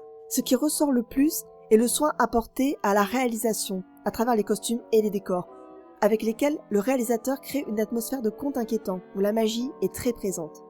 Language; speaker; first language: French; native; French